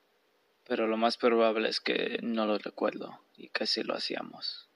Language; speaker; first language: Spanish; early bilingual, heritage; Spanish